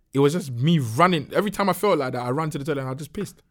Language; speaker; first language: English; non-native, local second language; Akan